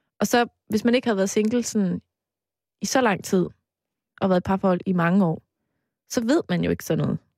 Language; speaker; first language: Danish; native; Danish